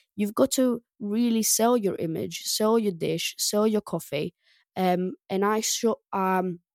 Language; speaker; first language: English; non-native, fluent; Greek